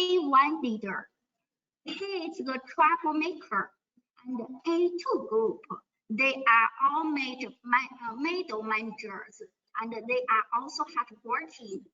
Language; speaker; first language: English; non-native, learner; Chinese